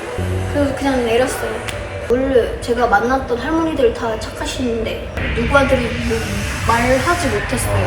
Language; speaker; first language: Korean; non-native, fluent; Indonesian